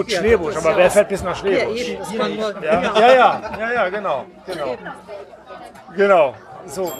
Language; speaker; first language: German; native; German